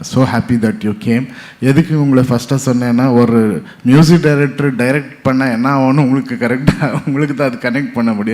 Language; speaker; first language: Tamil; non-native, local second language; Kannada